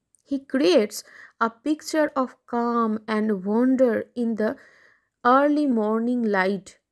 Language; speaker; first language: English; non-native, local second language; Bangla